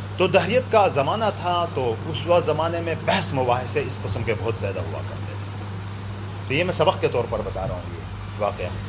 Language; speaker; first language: Urdu; non-native, local second language; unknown